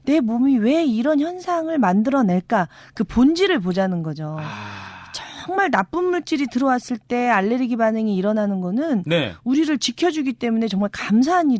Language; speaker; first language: Korean; native; Korean